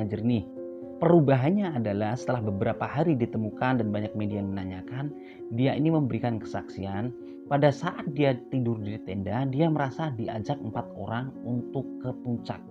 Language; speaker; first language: Indonesian; native; Indonesian